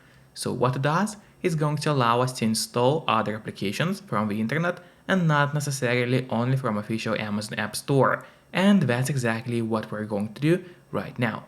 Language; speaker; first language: English; non-native, fluent; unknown